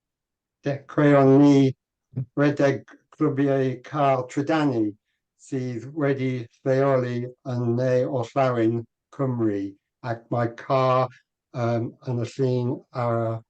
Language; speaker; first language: Welsh; non-native, learner; English